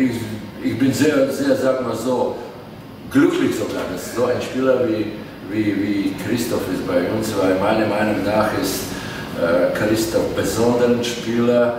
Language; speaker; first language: German; non-native, fluent; Latvian